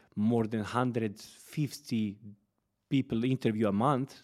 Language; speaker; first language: English; non-native, fluent; Serbian